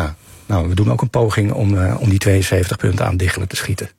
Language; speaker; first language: Dutch; native; Dutch